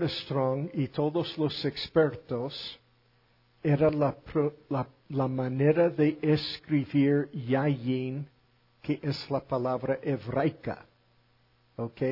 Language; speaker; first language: Spanish; non-native, fluent; English